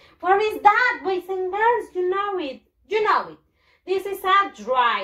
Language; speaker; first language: English; non-native, fluent; Spanish